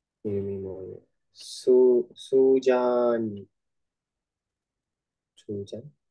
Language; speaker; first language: Korean; non-native, learner; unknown